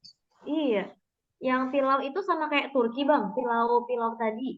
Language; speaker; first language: Indonesian; native; Indonesian